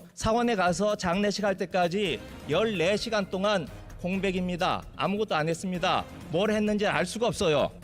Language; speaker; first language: Korean; native; Korean